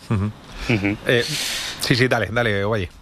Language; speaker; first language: Spanish; native; Spanish